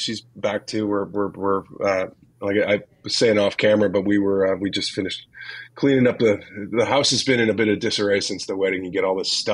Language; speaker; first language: English; native; English